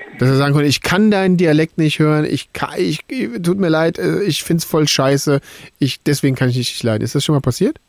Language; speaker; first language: German; native; German